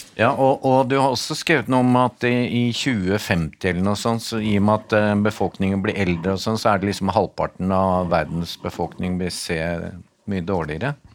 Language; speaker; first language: Norwegian; native; Norwegian